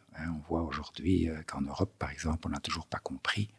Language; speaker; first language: French; native; French